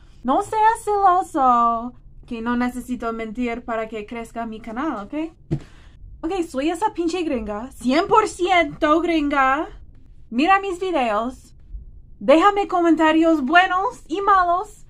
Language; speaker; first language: Spanish; non-native, fluent; English